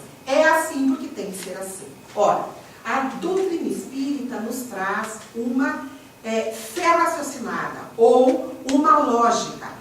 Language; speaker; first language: Portuguese; native; Portuguese